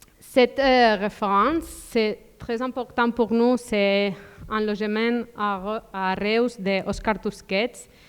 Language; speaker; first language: French; non-native, fluent; Spanish